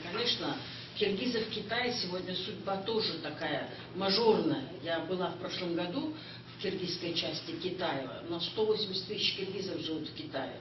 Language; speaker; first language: Russian; non-native, local second language; Kyrgyz